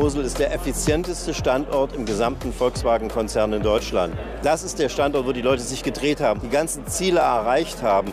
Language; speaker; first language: German; native; German